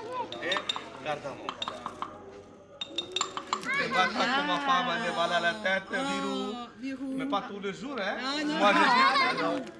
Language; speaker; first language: French; non-native, learner; Hindi